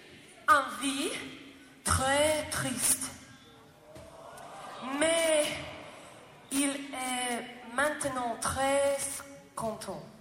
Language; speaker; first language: French; non-native, learner; English